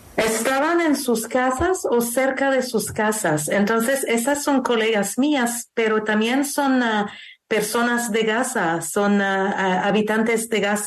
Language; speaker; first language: Spanish; non-native, learner; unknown